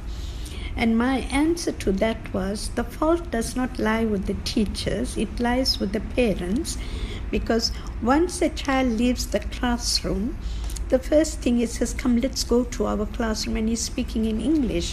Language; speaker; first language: English; non-native, local second language; Tamil